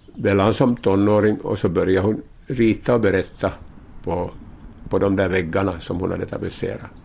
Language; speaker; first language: Swedish; native; Swedish